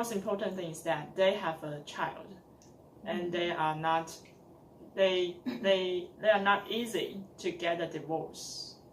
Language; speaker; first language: English; non-native, learner; Chinese